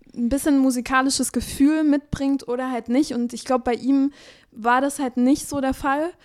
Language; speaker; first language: German; native; German